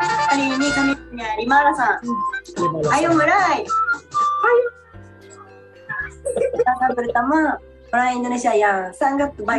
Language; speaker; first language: Indonesian; non-native, learner; Japanese